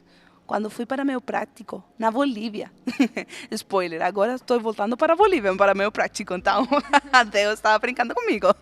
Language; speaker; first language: Portuguese; non-native, fluent; Spanish